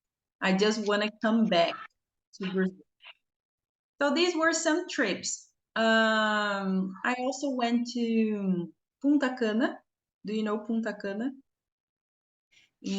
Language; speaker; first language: English; non-native, fluent; Portuguese